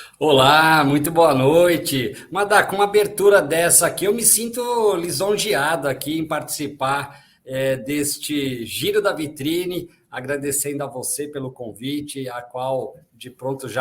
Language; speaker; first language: Portuguese; native; Portuguese